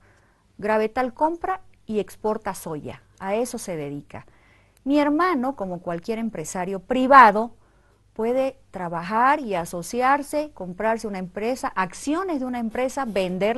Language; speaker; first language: Spanish; native; Spanish